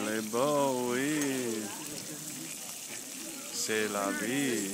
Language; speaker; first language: French; non-native, learner; English